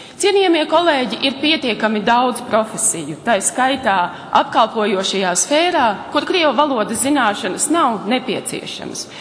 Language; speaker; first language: Latvian; native; Latvian